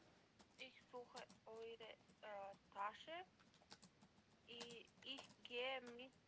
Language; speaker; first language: German; non-native, learner; Macedonian